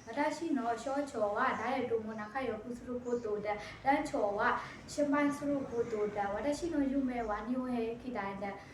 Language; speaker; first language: Japanese; non-native, learner; Burmese